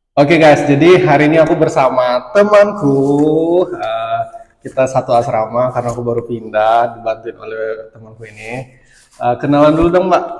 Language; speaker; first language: Indonesian; native; Indonesian